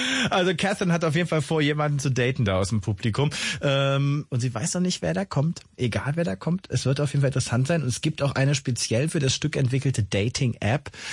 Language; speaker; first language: German; native; German